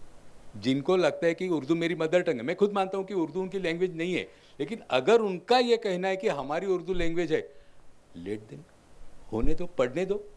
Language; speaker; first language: Hindi; non-native, local second language; Marathi